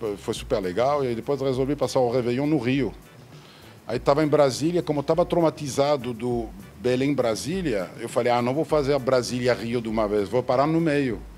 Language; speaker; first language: Portuguese; non-native, fluent; French